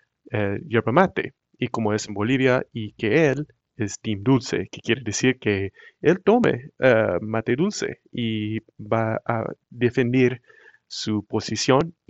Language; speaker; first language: Spanish; non-native, fluent; English